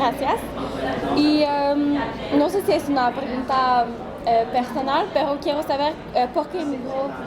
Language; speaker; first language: Spanish; non-native, learner; French